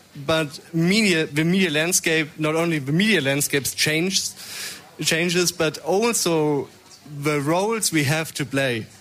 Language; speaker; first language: English; non-native, fluent; German